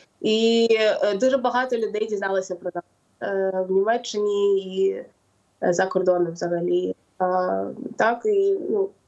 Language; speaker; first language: Ukrainian; non-native, local second language; Russian